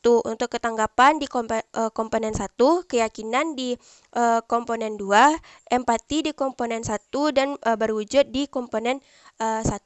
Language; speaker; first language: Indonesian; native; Indonesian